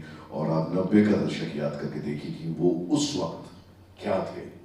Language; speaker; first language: Hindi; native; Hindi